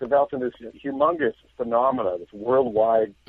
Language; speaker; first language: English; native; English